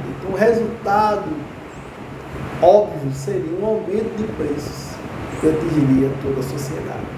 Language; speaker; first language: Portuguese; native; Portuguese